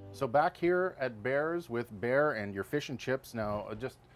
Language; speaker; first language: English; native; English